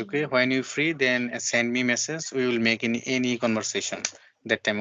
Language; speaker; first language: English; non-native, learner; Bangla